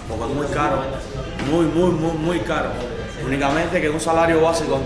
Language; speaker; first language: Spanish; native; Spanish